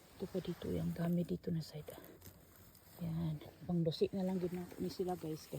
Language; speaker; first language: Filipino; non-native, local second language; Cebuano